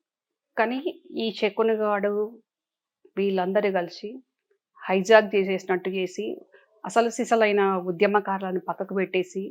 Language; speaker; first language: Telugu; native; Telugu